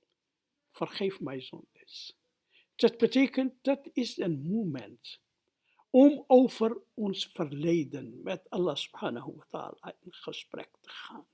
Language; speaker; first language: Dutch; non-native, fluent; Urdu